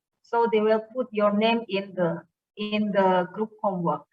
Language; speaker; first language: English; non-native, fluent; Indonesian